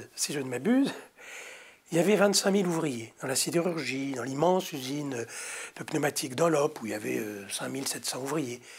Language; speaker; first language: French; native; French